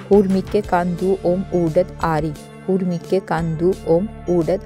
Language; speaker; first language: Swedish; non-native, fluent; Bangla